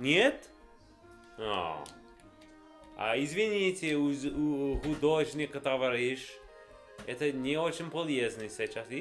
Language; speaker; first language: Russian; non-native, learner; English